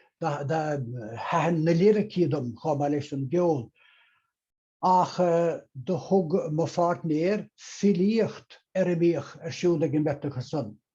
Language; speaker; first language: Irish; native; Irish